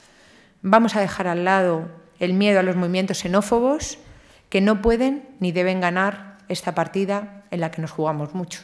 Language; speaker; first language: Spanish; native; Spanish